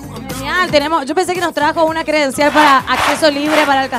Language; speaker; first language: Spanish; native; Spanish